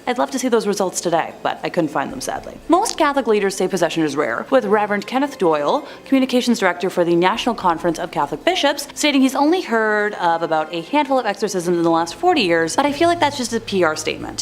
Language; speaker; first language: English; native; English